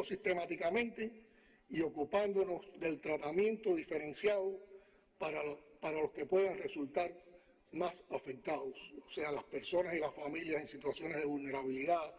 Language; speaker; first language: Spanish; native; Spanish